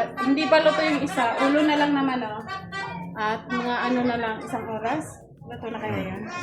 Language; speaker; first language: Filipino; non-native, local second language; Bikol